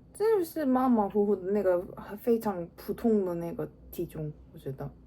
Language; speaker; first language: Chinese; non-native, fluent; Korean